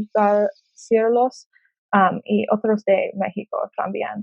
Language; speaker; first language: Spanish; non-native, learner; English